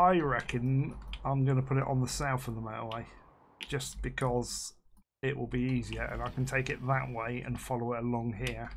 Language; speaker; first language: English; native; English